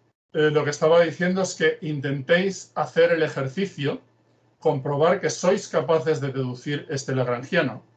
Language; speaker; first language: Spanish; native; Spanish